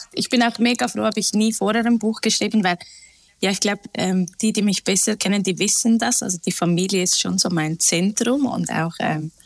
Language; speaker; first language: German; early bilingual, other home language; Turkish